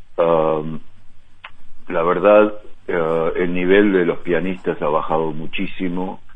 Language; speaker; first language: Spanish; native; Spanish